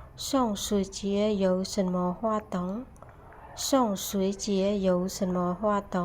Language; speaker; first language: Chinese; non-native, fluent; Khmer